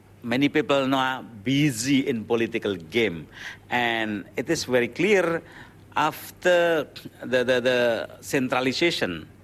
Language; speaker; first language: English; non-native, learner; Indonesian